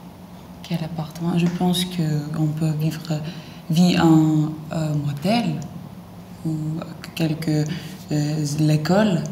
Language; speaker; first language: French; non-native, learner; Lithuanian